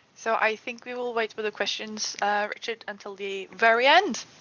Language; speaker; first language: English; non-native, fluent; Norwegian